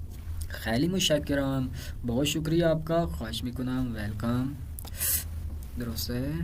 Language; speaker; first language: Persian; non-native, fluent; Urdu